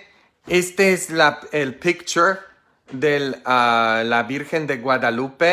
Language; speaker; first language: Spanish; non-native, fluent; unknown